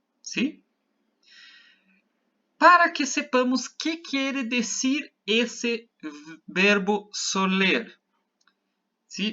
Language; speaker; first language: Spanish; non-native, fluent; Portuguese